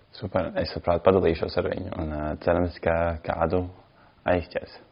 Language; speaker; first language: Latvian; native; Latvian